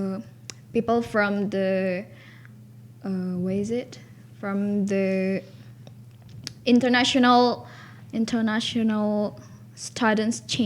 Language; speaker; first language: English; non-native, learner; Indonesian